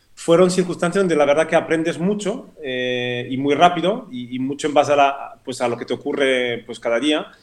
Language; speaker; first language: Spanish; non-native, fluent; French